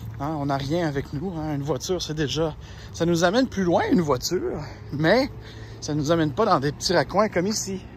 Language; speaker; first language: French; native; French